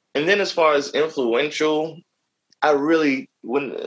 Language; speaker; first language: English; native; English